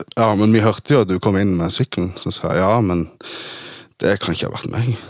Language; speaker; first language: Norwegian; early bilingual, other home language; German